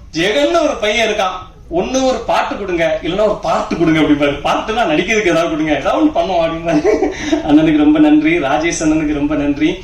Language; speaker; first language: Tamil; native; Tamil